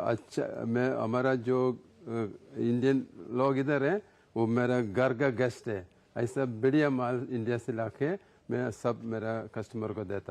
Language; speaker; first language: Hindi; non-native, local second language; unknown